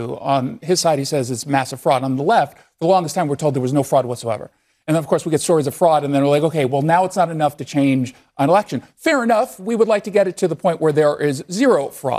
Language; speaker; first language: English; native; English